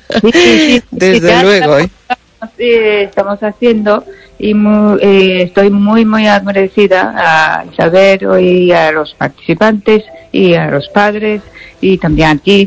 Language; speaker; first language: Spanish; non-native, learner; Japanese